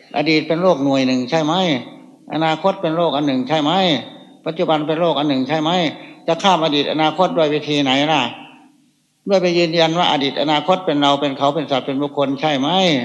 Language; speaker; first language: Thai; native; Thai